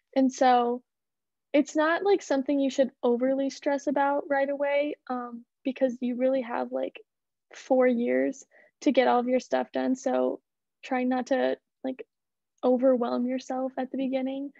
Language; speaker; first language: English; native; English